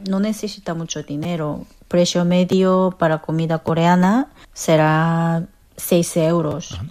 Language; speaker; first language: Spanish; non-native, fluent; Korean